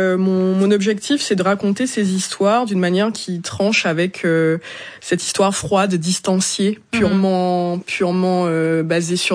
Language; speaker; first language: French; native; French